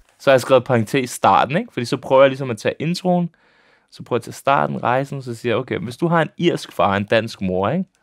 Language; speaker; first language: Danish; early bilingual, other home language; Serbian